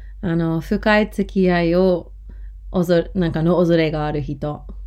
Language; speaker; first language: Japanese; non-native, learner; English